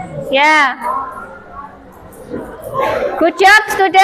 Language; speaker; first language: English; non-native, learner; Indonesian